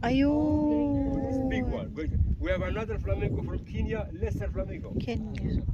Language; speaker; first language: English; non-native, learner; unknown